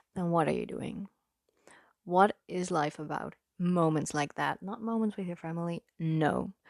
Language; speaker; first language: English; non-native, fluent; Dutch